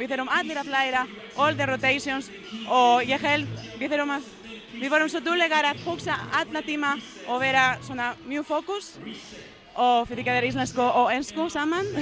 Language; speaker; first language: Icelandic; non-native, learner; Spanish